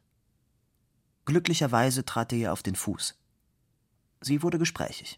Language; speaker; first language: German; native; German